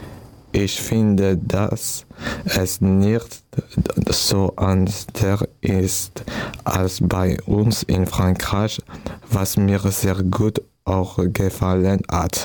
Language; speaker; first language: German; non-native, learner; French